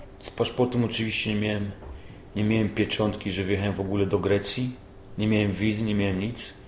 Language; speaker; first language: Polish; native; Polish